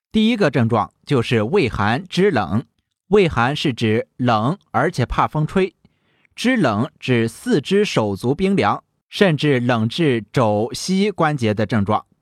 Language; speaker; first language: Chinese; native; Chinese